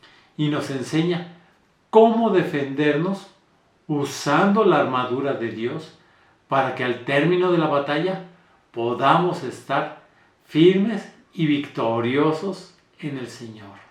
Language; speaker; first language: Spanish; native; Spanish